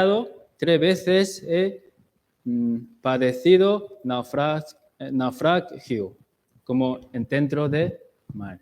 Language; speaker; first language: Spanish; non-native, learner; Chinese